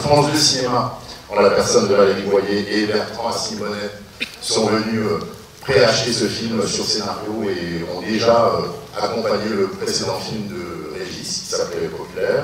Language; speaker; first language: French; native; French